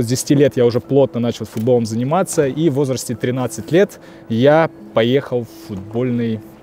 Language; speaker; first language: Russian; native; Russian